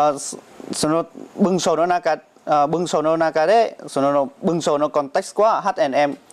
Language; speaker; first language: Japanese; non-native, learner; Vietnamese